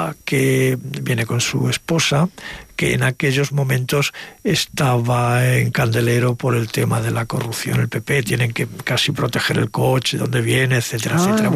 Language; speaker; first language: Spanish; native; Spanish